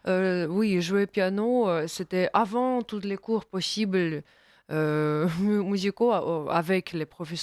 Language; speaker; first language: French; non-native, fluent; Russian